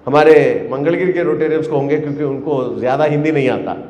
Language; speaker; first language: Hindi; non-native, local second language; Telugu